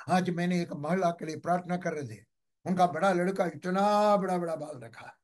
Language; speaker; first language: Hindi; non-native, local second language; Malayalam